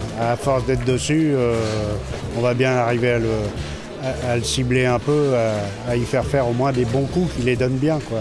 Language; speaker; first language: French; native; French